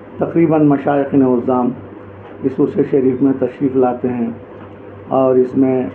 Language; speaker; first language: Urdu; native; Urdu